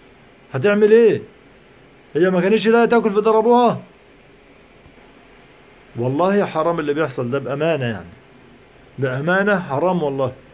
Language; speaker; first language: Arabic; native; Arabic